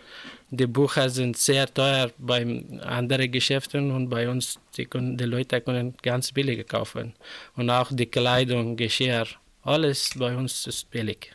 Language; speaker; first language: German; non-native, learner; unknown